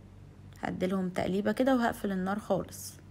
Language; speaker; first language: Arabic; native; Arabic